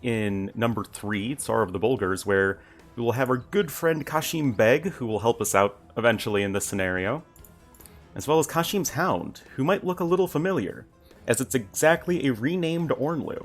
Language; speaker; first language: English; native; English